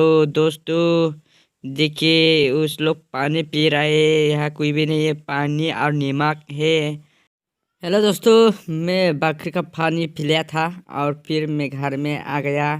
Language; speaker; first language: Hindi; non-native, local second language; Bodo